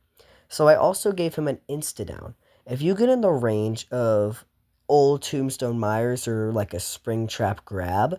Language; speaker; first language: English; native; English